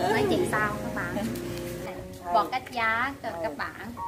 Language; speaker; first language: Vietnamese; non-native, learner; Thai